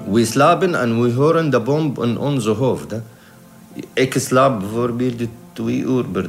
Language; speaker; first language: Dutch; non-native, learner; Arabic